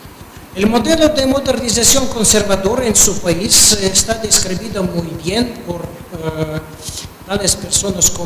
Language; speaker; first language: Spanish; non-native, fluent; Russian